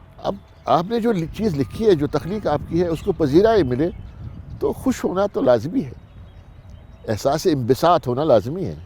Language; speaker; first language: Urdu; non-native, local second language; Kashmiri